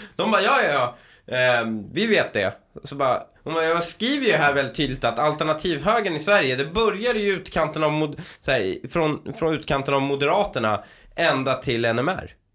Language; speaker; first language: Swedish; early bilingual, other home language; Persian